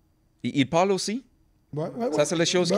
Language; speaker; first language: French; non-native, learner; English